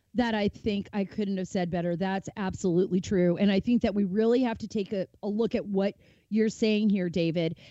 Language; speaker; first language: English; native; English